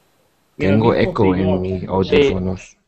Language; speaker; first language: Spanish; non-native, learner; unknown